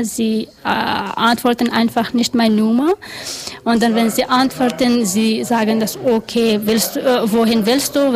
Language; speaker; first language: German; non-native, learner; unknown